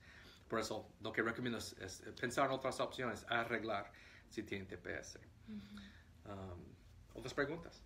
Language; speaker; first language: Spanish; non-native, fluent; English